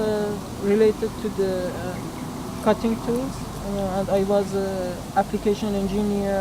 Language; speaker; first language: English; non-native, learner; Persian